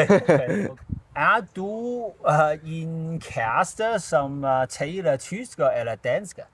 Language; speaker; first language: Danish; non-native, learner; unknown